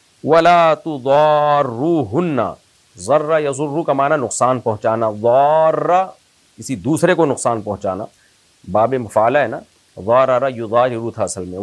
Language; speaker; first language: Urdu; native; Urdu